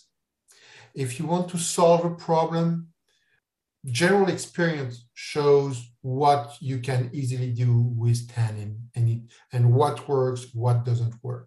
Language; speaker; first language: English; non-native, fluent; French